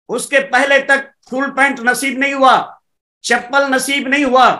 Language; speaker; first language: Hindi; native; Hindi